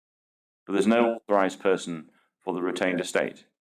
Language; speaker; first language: English; native; English